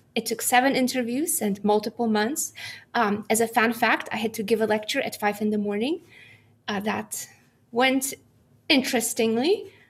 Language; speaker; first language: English; non-native, fluent; Polish